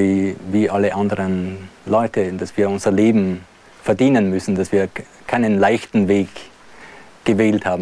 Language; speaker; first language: German; non-native, fluent; French